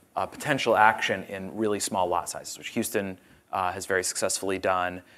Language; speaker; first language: English; native; English